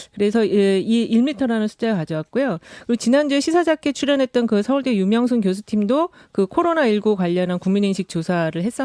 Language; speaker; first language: Korean; native; Korean